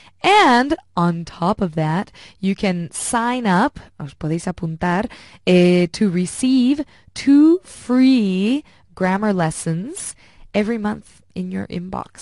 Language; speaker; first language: English; non-native, fluent; Spanish